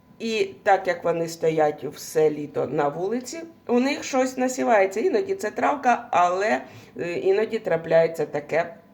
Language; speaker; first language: Ukrainian; non-native, local second language; Russian